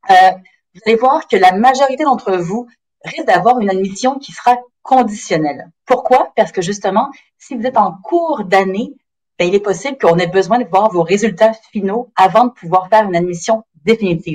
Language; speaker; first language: French; native; French